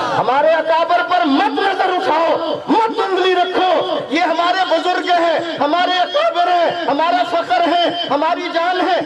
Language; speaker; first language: Urdu; non-native, local second language; Punjabi